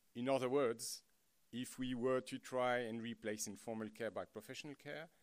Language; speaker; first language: English; non-native, fluent; French